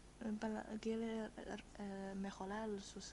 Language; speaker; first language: Spanish; non-native, fluent; Chinese